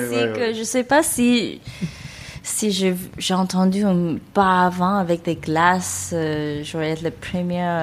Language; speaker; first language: French; non-native, fluent; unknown